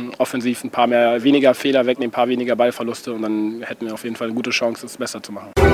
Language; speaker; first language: German; native; German